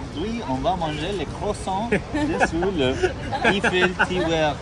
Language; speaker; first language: French; non-native, learner; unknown